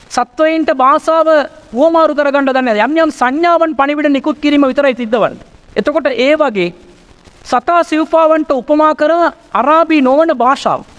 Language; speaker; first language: Sinhala; non-native, local second language; Tamil